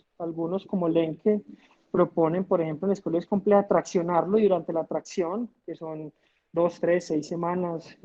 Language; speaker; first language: Spanish; native; Spanish